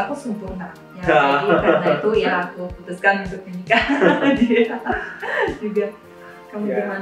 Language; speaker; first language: Indonesian; non-native, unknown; Russian